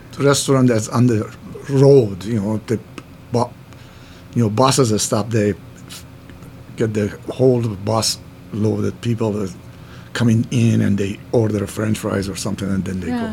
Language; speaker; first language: English; non-native, fluent; Persian